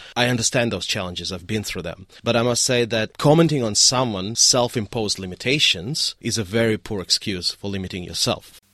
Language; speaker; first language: English; non-native, fluent; Russian